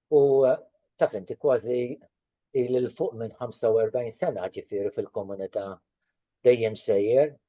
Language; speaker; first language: Maltese; native; Maltese